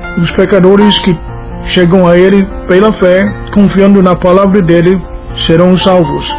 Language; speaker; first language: Portuguese; non-native, fluent; English